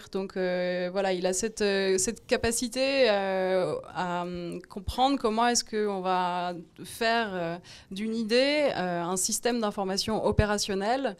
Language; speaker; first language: French; native; French